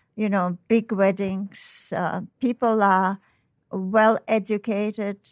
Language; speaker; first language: English; non-native, fluent; Uzbek